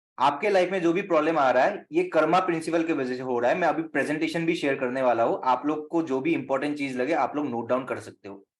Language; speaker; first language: Hindi; non-native, local second language; Assamese